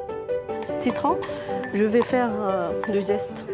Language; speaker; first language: French; non-native, fluent; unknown